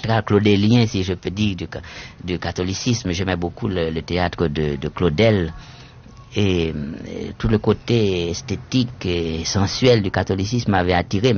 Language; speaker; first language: French; native; French